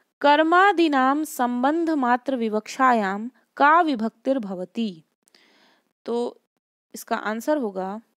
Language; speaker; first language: Hindi; native; Hindi